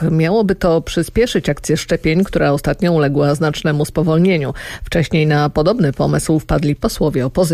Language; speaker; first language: Polish; native; Polish